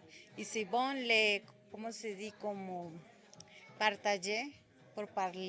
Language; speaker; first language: French; non-native, learner; Spanish